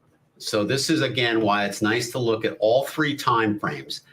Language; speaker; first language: English; native; English